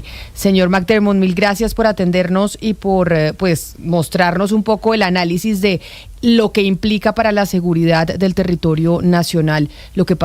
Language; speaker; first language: Spanish; native; Spanish